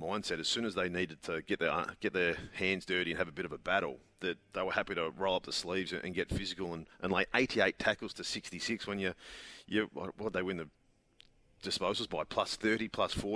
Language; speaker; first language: English; native; English